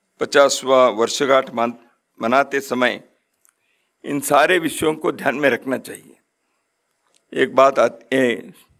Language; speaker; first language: Hindi; non-native, local second language; Kannada